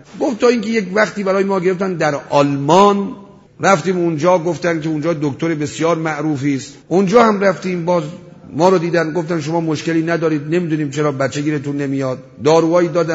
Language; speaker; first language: Persian; native; Persian